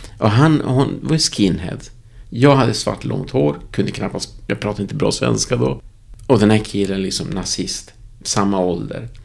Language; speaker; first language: Swedish; early bilingual, other home language; Spanish